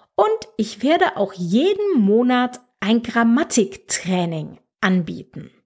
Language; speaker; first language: German; native; German